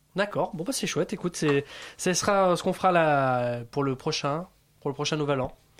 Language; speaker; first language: French; native; French